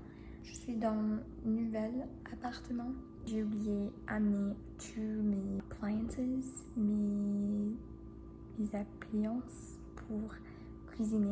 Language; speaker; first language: French; non-native, learner; Spanish